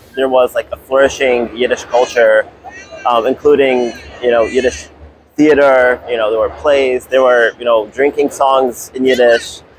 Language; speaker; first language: English; native; English